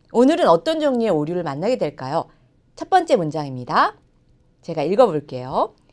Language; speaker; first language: Korean; native; Korean